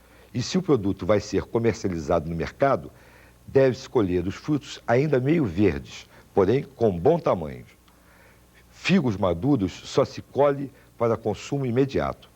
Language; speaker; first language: Portuguese; native; Portuguese